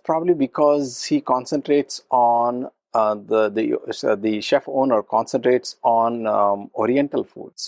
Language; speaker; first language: English; non-native, local second language; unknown